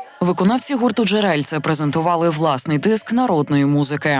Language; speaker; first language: Ukrainian; native; Ukrainian